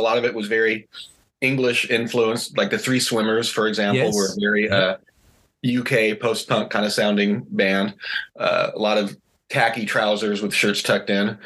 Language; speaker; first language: English; native; English